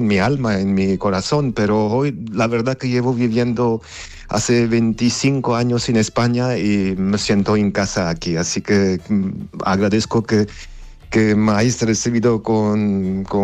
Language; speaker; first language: Spanish; non-native, fluent; Armenian